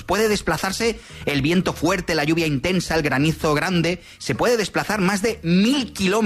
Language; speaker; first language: Spanish; native; Spanish